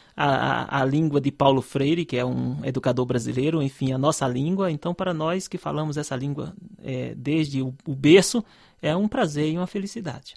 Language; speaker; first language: Portuguese; native; Portuguese